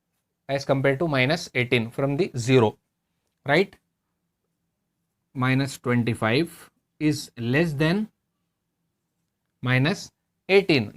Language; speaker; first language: English; non-native, local second language; Hindi